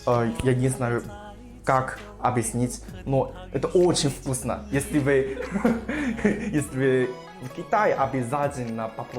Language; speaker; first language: Russian; non-native, learner; Chinese